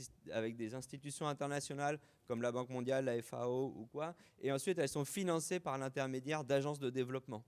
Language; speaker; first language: French; native; French